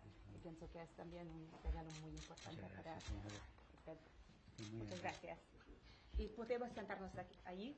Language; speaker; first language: Spanish; non-native, fluent; Hungarian